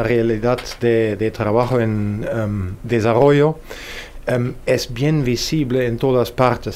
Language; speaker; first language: Spanish; non-native, fluent; German